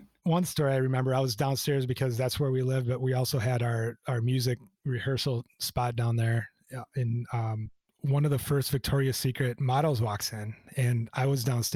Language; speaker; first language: English; native; English